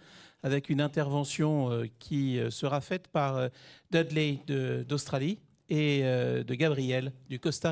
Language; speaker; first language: French; native; French